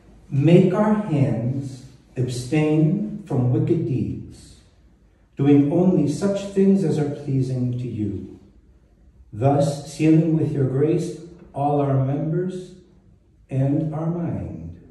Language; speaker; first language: English; native; English